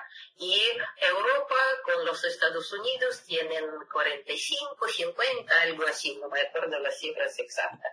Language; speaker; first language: Spanish; non-native, fluent; Russian